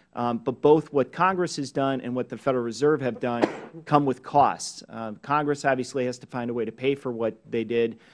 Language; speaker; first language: English; native; English